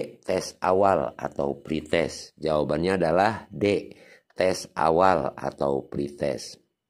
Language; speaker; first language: Indonesian; non-native, local second language; Sundanese